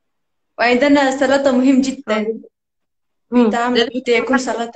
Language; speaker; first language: Arabic; non-native, learner; Turkish